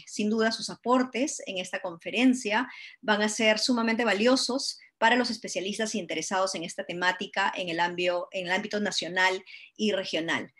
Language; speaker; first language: Spanish; native; Spanish